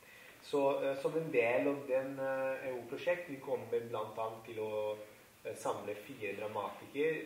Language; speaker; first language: Norwegian; non-native, fluent; Italian